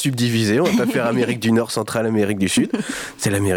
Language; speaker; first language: French; native; French